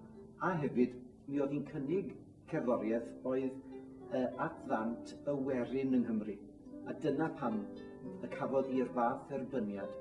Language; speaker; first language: Welsh; native; Welsh